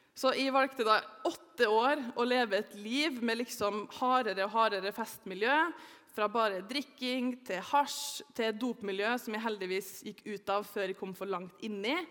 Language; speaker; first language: Norwegian; native; Norwegian